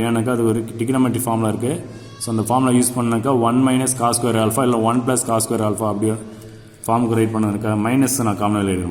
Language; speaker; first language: Tamil; native; Tamil